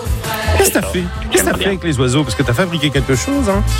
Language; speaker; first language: French; native; French